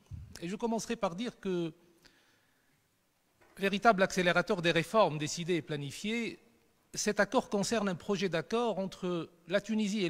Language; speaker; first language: French; non-native, local second language; Arabic